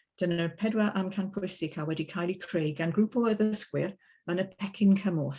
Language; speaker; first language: Welsh; non-native, learner; English